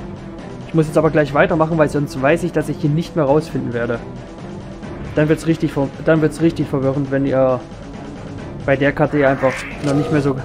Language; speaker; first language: German; native; German